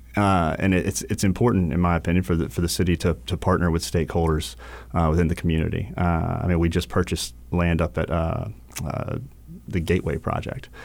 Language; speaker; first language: English; native; English